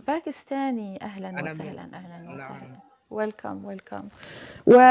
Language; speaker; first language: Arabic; non-native, fluent; English